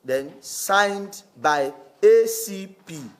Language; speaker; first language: English; non-native, local second language; Yoruba